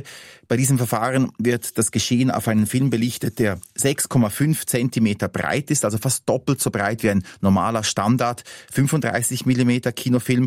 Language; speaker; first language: German; native; German